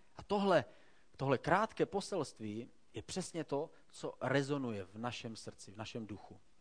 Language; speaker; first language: Czech; native; Czech